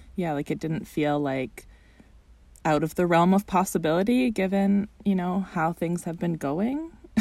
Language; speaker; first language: English; native; English